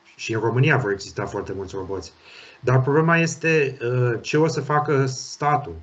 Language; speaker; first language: Romanian; early bilingual, heritage; Romanian